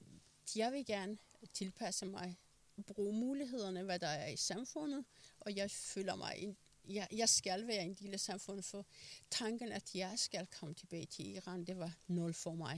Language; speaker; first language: Danish; non-native, fluent; Persian